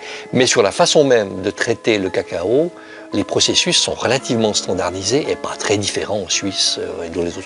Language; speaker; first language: French; native; French